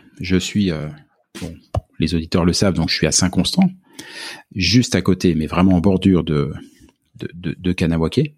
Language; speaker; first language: French; native; French